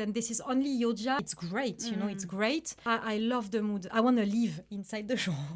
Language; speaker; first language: English; non-native, fluent; French